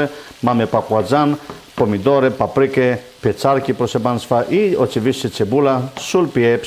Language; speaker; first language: Polish; non-native, learner; Greek